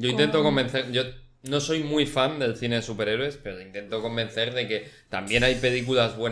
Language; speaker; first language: Spanish; native; Spanish